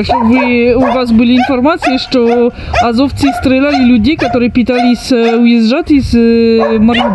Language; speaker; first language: Russian; non-native, learner; French